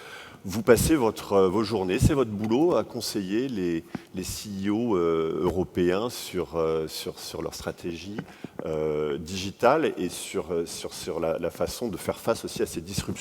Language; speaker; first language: French; native; French